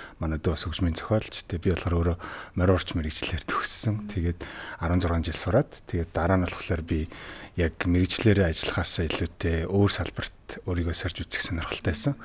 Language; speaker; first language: Mongolian; native; Mongolian